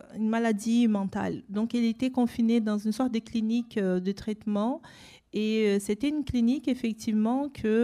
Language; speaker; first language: French; non-native, fluent; Portuguese